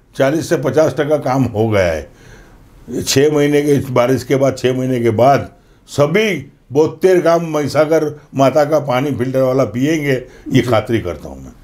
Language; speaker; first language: Hindi; non-native, local second language; Gujarati